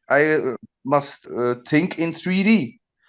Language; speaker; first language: English; non-native, learner; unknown